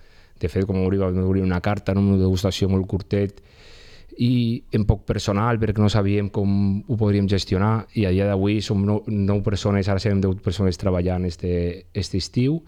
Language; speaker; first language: Catalan; native; Catalan